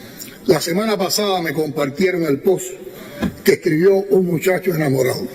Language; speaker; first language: Spanish; native; Spanish